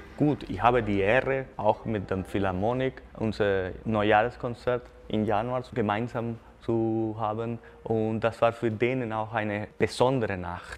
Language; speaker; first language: German; non-native, fluent; Spanish